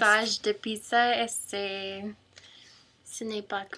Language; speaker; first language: French; non-native, learner; English